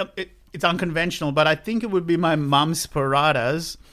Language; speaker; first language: English; non-native, local second language; Sinhala